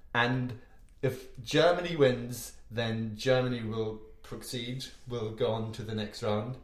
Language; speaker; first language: English; non-native, fluent; German